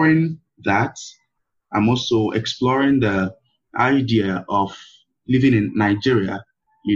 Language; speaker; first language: English; non-native, local second language; Igbo